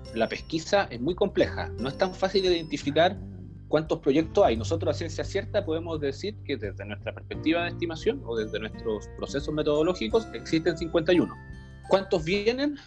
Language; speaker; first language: Spanish; native; Spanish